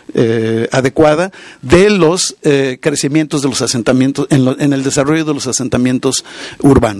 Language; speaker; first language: Spanish; native; Spanish